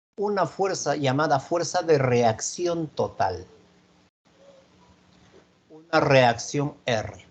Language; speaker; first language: Spanish; native; Spanish